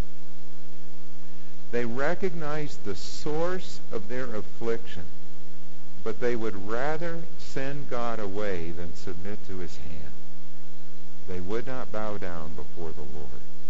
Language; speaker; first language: English; native; English